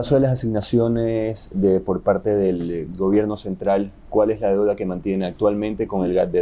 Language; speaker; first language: Spanish; native; Spanish